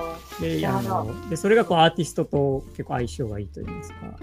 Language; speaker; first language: Japanese; native; Japanese